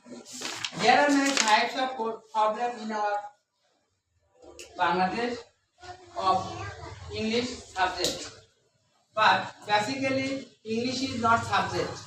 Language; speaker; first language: English; non-native, local second language; Bangla